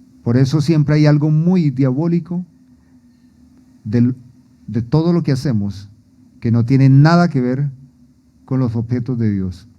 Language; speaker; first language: Spanish; native; Spanish